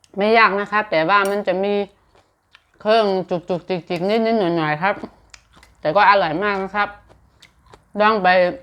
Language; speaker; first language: Thai; non-native, fluent; Shan